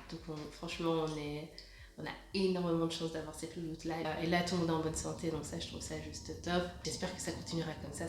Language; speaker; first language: French; native; French